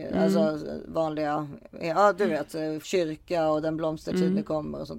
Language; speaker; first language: Swedish; native; Swedish